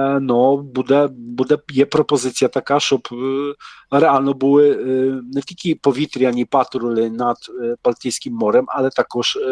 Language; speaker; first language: Polish; non-native, learner; Ukrainian